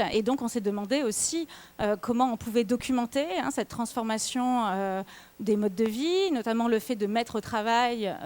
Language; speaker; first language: French; native; French